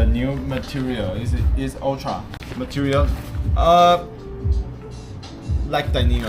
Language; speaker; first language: English; non-native, learner; Chinese